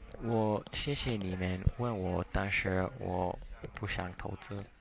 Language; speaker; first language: Chinese; non-native, fluent; English